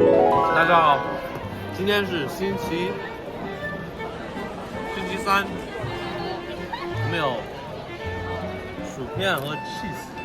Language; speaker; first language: Chinese; early bilingual, heritage; Chinese